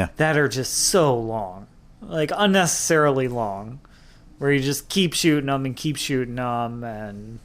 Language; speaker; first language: English; native; English